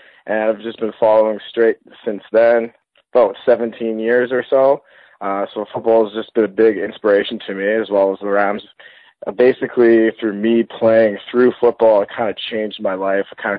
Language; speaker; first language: English; native; English